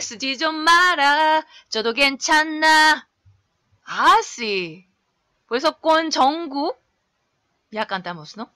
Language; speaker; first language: Korean; native; Korean